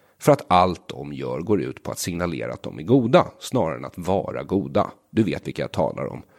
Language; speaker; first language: Swedish; native; Swedish